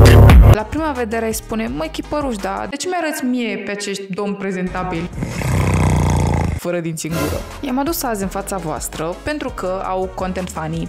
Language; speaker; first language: Romanian; native; Romanian